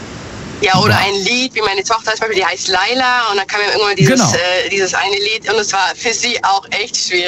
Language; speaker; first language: German; early bilingual, other home language; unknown